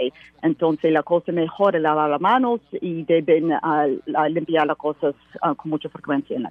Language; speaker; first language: Spanish; non-native, learner; English